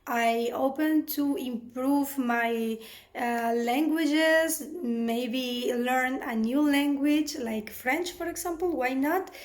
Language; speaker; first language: English; non-native, fluent; Spanish